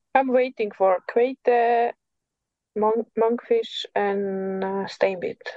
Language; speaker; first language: English; non-native, learner; Serbian